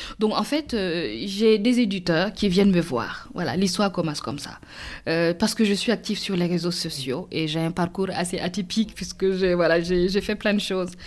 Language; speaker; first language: French; non-native, local second language; Mossi